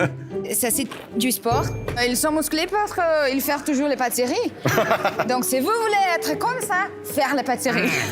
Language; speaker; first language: French; non-native, learner; Portuguese